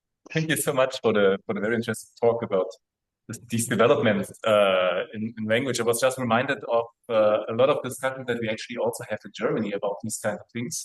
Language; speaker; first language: English; non-native, fluent; German